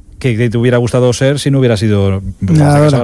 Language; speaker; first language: Spanish; native; Spanish